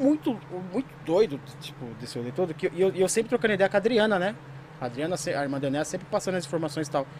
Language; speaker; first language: Portuguese; native; Portuguese